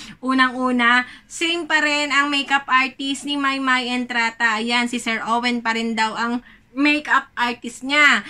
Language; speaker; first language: Filipino; native; Filipino